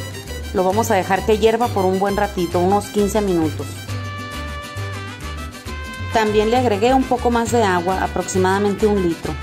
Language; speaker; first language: Spanish; native; Spanish